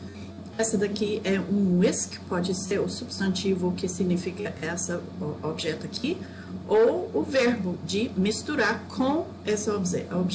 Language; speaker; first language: Portuguese; non-native, fluent; English